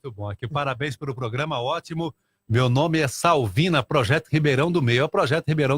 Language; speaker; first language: Portuguese; native; Portuguese